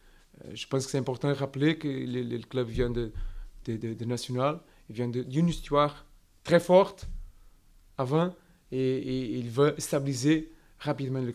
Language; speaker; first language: French; non-native, learner; Portuguese